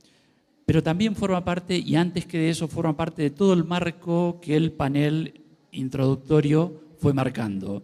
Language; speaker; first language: Spanish; native; Spanish